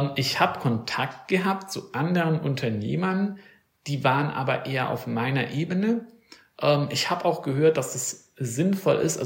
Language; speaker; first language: German; native; German